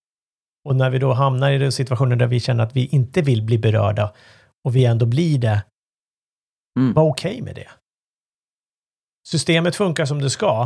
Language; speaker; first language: Swedish; native; Swedish